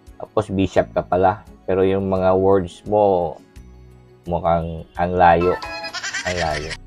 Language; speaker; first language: Filipino; non-native, local second language; Cebuano